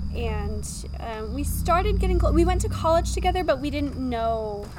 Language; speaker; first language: English; native; English